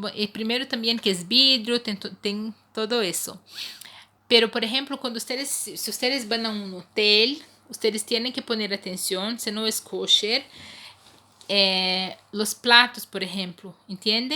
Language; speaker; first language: Spanish; non-native, fluent; Portuguese